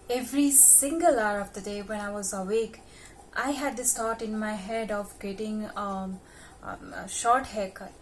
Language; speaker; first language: English; non-native, local second language; Hindi